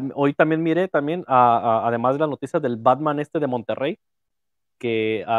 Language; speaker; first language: Spanish; native; Spanish